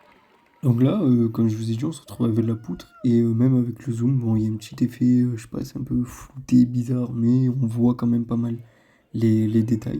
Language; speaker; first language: French; native; French